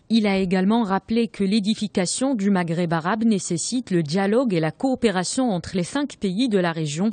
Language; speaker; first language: French; non-native, local second language; Arabic